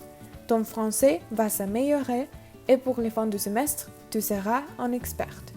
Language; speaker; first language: French; non-native, learner; Spanish